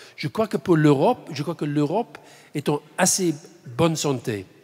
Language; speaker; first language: French; non-native, fluent; English